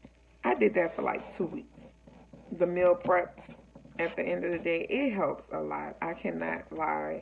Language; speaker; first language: English; native; English